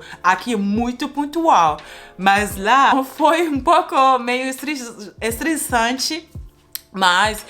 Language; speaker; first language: Portuguese; non-native, fluent; Spanish